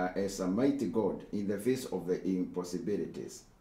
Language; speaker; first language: English; non-native, local second language; Swahili